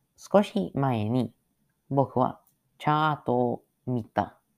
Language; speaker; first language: Japanese; non-native, learner; English